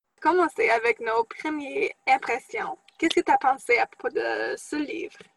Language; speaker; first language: French; non-native, fluent; English